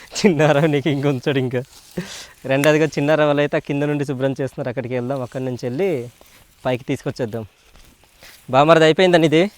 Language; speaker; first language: Telugu; non-native, local second language; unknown